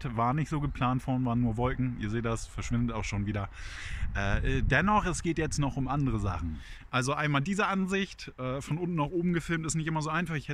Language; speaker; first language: German; native; German